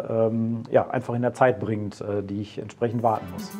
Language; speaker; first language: German; native; German